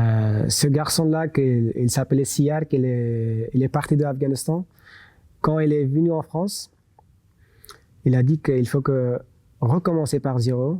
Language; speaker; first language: French; non-native, local second language; Persian